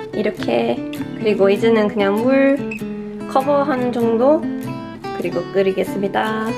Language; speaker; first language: Korean; non-native, fluent; Swedish